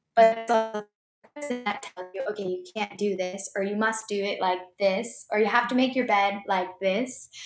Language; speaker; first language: English; native; English